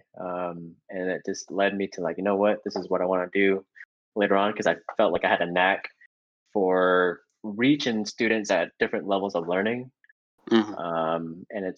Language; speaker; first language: English; native; English